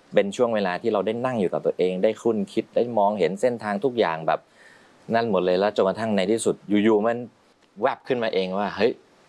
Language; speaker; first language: Thai; native; Thai